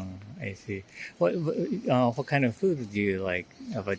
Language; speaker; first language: English; non-native, fluent; Japanese